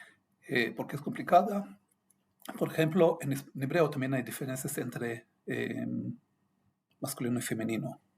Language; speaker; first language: Spanish; non-native, fluent; Hebrew